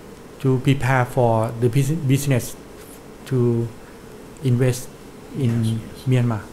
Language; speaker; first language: English; non-native, learner; Thai